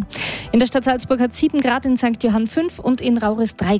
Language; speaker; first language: German; native; German